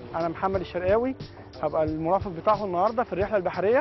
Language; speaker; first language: Arabic; native; Arabic